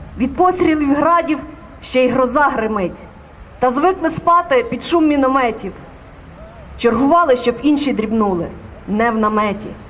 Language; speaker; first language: Ukrainian; native; Ukrainian